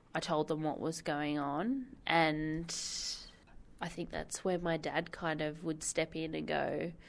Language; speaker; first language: English; native; English